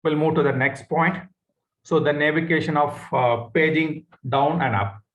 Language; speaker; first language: English; non-native, local second language; Tamil